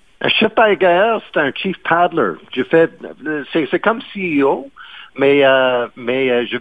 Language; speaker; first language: French; non-native, fluent; English